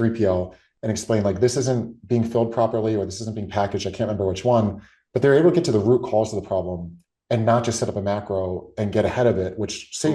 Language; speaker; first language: English; native; English